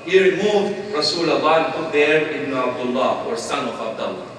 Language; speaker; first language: English; non-native, fluent; Albanian